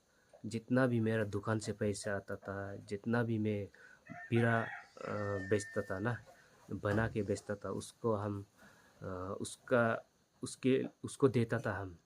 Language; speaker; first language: Hindi; non-native, local second language; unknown